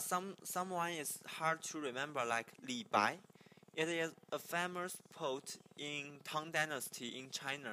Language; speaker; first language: English; non-native, learner; Chinese